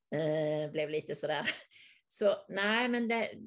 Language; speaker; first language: Swedish; native; Swedish